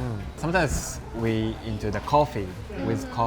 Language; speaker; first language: English; non-native, learner; Japanese